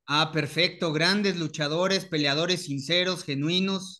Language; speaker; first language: Spanish; native; Spanish